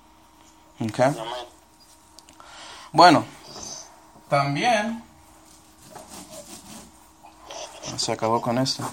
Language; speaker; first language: Spanish; non-native, fluent; English